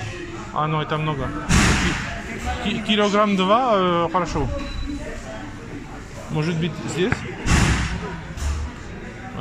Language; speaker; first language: Russian; non-native, learner; French